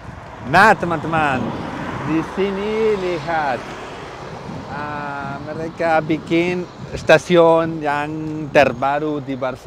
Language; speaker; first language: Indonesian; non-native, learner; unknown